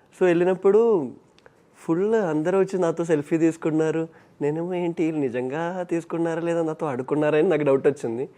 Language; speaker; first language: Telugu; non-native, local second language; Malayalam